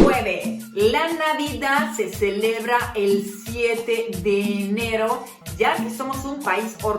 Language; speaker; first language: Spanish; non-native, fluent; Serbian